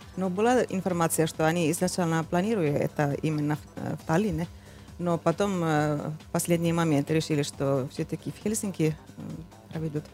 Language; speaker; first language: Russian; non-native, fluent; Finnish